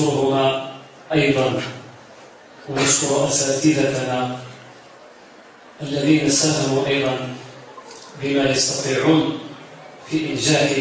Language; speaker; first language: Arabic; native; Arabic